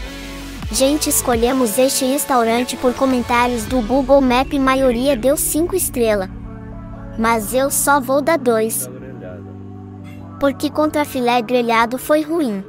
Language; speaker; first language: Portuguese; non-native, fluent; Korean